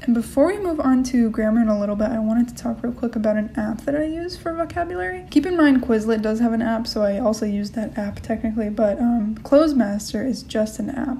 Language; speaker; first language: English; native; English